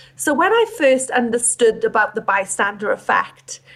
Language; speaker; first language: English; native; English